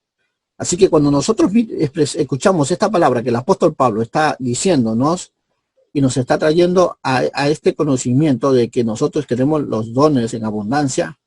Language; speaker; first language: Spanish; native; Spanish